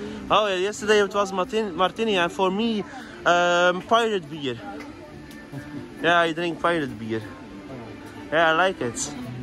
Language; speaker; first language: English; non-native, learner; Dutch